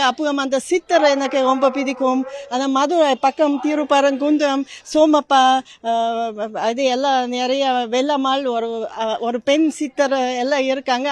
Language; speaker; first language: Tamil; non-native, learner; German